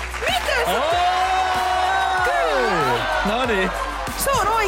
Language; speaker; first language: Finnish; native; Finnish